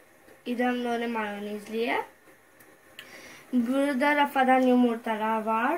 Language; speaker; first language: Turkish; non-native, learner; Urdu